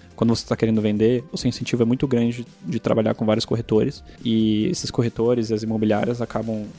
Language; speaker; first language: Portuguese; non-native, fluent; German